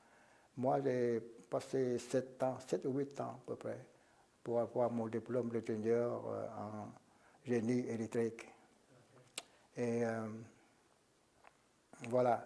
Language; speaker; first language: French; non-native, local second language; Vietnamese